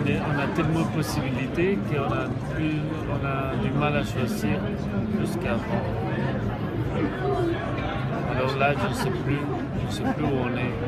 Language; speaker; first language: French; non-native, fluent; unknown